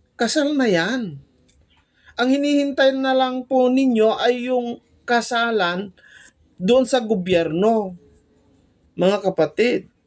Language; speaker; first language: Filipino; non-native, local second language; Iloko